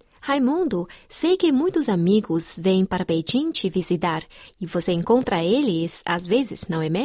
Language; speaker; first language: Portuguese; non-native, fluent; Chinese